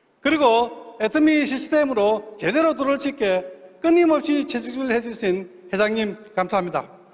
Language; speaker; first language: Korean; native; Korean